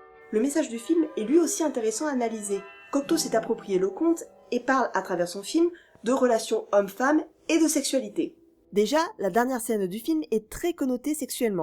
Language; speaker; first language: French; native; French